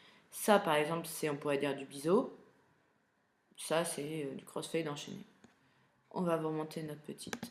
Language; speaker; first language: French; native; French